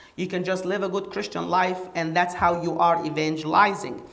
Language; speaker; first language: English; non-native, fluent; Arabic